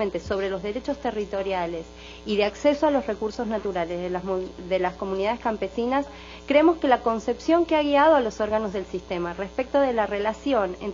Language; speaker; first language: Spanish; native; Spanish